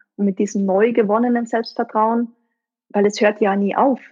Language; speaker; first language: German; native; German